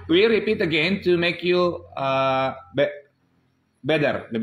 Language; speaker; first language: English; non-native, fluent; Indonesian